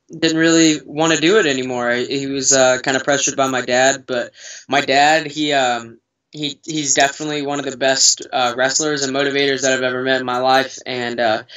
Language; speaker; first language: English; native; English